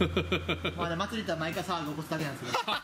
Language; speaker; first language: Japanese; native; Japanese